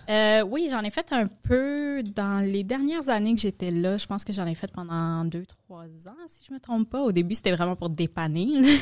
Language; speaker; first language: French; native; French